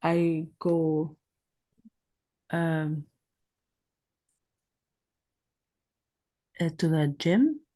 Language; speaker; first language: English; non-native, learner; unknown